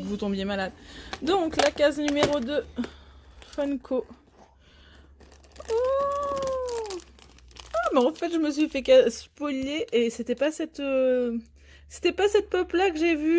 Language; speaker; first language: French; native; French